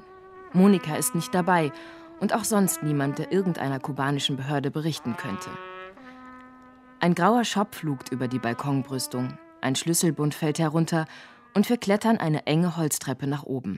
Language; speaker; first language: German; native; German